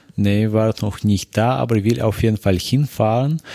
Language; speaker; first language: German; non-native, fluent; Russian